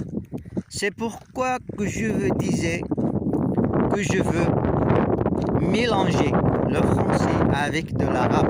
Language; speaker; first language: French; non-native, learner; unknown